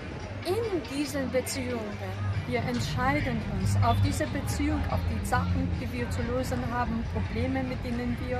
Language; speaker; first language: German; non-native, fluent; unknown